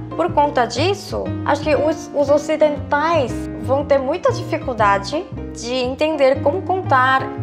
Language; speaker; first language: Portuguese; non-native, fluent; Korean